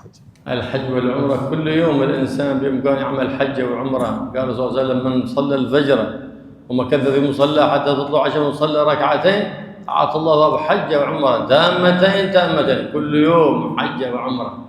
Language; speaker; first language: Arabic; native; Arabic